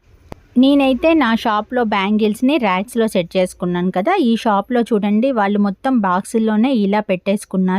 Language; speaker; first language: Telugu; native; Telugu